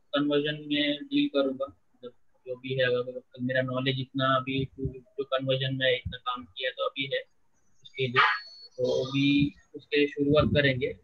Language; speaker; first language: Hindi; non-native, local second language; Gujarati